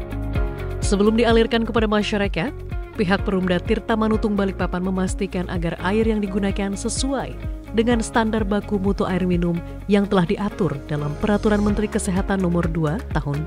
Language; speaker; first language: Indonesian; native; Indonesian